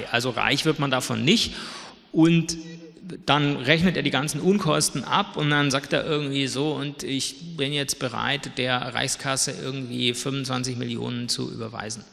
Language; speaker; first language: German; native; German